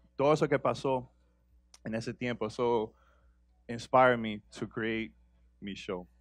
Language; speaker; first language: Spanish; early bilingual, heritage; Spanish